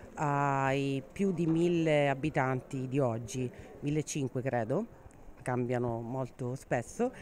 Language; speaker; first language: Italian; native; Italian